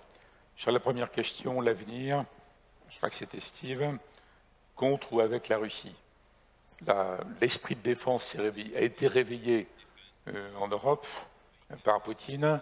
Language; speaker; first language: French; native; French